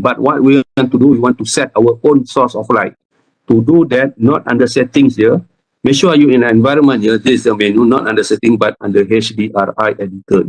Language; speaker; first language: English; non-native, local second language; Malay